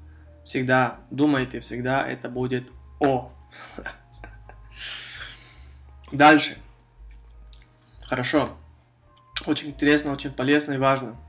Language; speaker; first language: Russian; non-native, fluent; Spanish